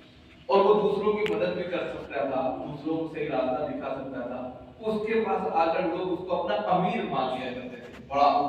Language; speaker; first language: Urdu; native; Urdu